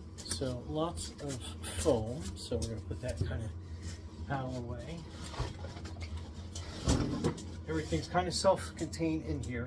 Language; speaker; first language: English; native; English